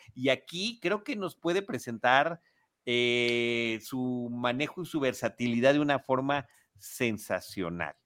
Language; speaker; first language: Spanish; native; Spanish